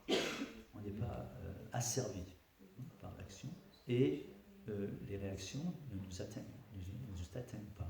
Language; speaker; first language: French; native; French